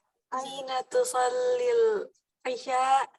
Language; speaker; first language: Arabic; non-native, learner; Indonesian